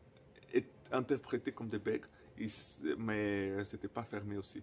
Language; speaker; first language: French; non-native, fluent; Portuguese